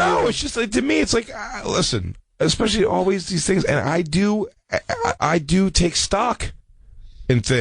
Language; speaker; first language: English; native; English